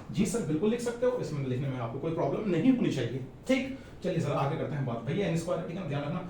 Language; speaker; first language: Hindi; native; Hindi